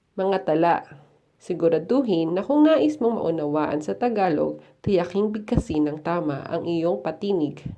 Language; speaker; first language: Filipino; native; Filipino